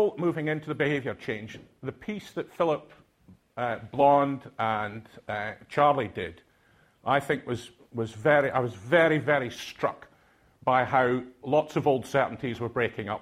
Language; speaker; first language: English; non-native, local second language; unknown